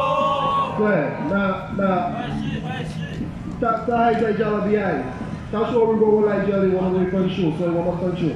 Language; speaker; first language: Chinese; non-native, learner; English